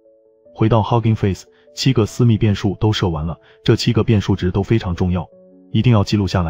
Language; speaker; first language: Chinese; native; Chinese